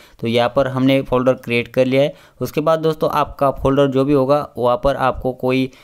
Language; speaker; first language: Hindi; non-native, local second language; Marathi